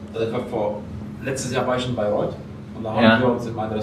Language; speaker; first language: German; native; German